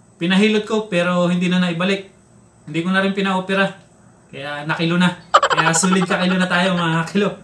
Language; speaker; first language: Filipino; non-native, local second language; Cebuano